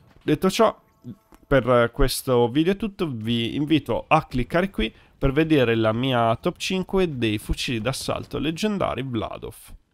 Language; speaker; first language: Italian; native; Italian